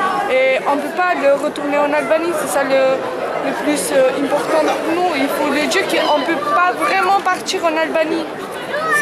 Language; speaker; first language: French; non-native, learner; Albanian